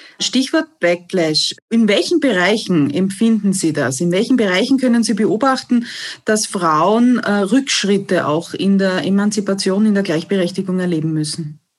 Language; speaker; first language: German; native; German